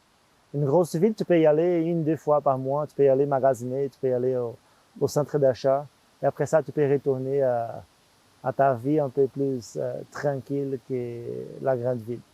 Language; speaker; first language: French; non-native, fluent; Portuguese